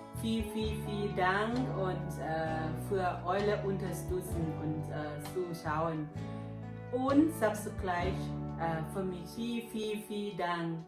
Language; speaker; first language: German; non-native, learner; Thai